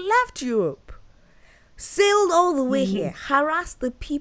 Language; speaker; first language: English; non-native, local second language; Yoruba